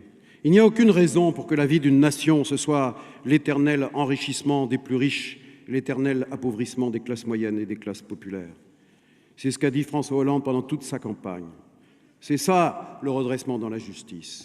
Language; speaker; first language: French; native; French